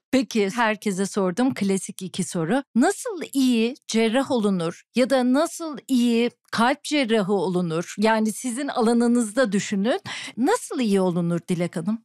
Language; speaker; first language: Turkish; native; Turkish